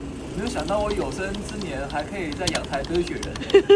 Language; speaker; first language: Chinese; native; Chinese